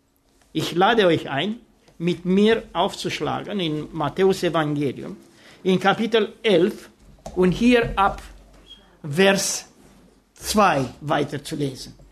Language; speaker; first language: German; non-native, fluent; Romanian